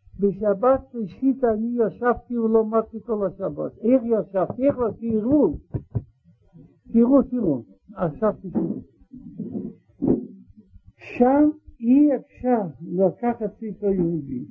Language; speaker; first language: Hebrew; non-native, learner; Russian